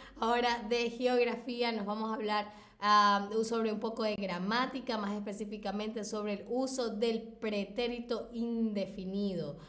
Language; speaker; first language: Spanish; native; Spanish